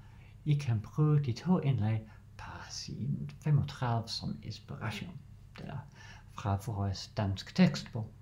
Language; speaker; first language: Danish; non-native, learner; English